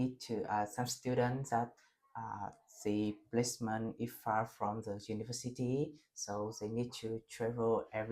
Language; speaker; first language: English; non-native, learner; Vietnamese